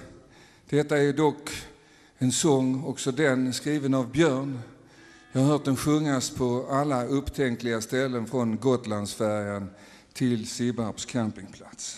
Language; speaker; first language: Swedish; native; Swedish